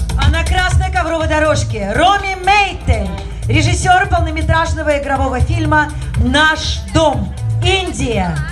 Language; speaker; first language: Russian; native; Russian